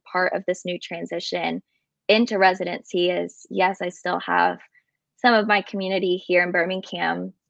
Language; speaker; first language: English; native; English